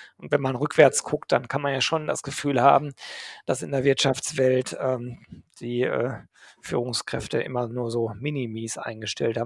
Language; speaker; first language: German; native; German